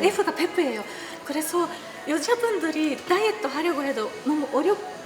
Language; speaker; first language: Korean; non-native, learner; Japanese